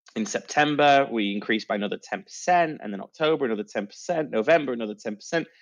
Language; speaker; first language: English; native; English